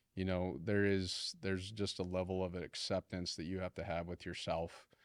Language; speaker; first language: English; native; English